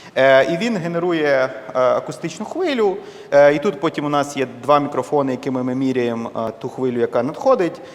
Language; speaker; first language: Ukrainian; native; Ukrainian